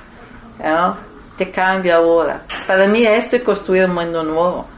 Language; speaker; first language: Spanish; non-native, fluent; Italian